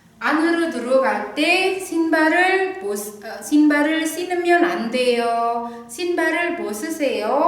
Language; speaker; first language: Korean; non-native, fluent; Indonesian